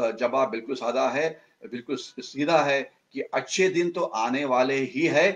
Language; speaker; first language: Hindi; non-native, local second language; Marathi